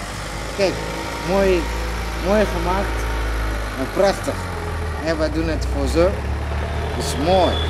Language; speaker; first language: Dutch; non-native, learner; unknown